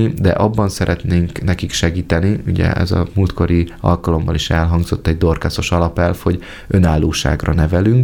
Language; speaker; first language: Hungarian; native; Hungarian